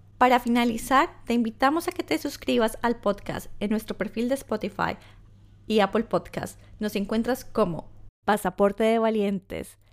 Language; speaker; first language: Spanish; native; Spanish